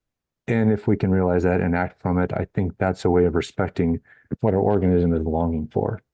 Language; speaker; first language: English; native; English